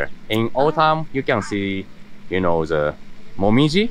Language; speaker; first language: English; non-native, learner; Japanese